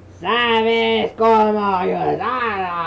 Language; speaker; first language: Spanish; non-native, learner; English